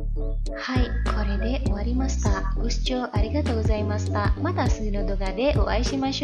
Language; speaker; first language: Japanese; non-native, fluent; Indonesian